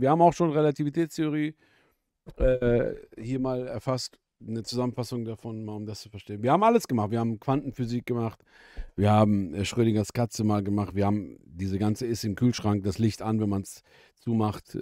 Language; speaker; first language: German; native; German